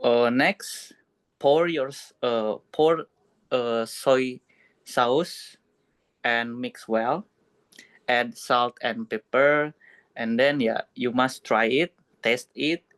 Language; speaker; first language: English; non-native, learner; Indonesian